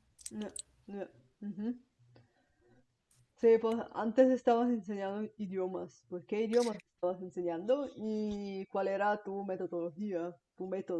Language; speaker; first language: Spanish; non-native, fluent; Bulgarian